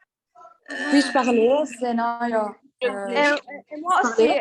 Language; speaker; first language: French; non-native, local second language; Arabic